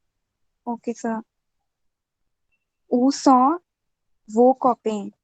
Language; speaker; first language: French; non-native, learner; Hindi